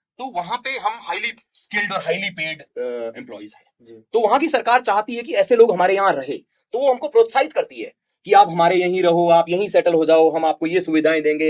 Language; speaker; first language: Hindi; non-native, local second language; Rajasthani